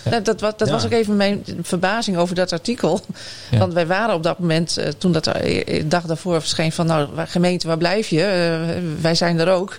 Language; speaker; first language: Dutch; native; Dutch